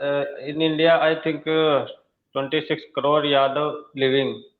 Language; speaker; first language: English; non-native, learner; Hindi